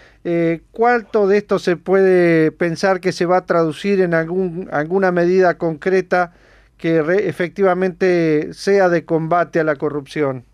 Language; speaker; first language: Spanish; native; Spanish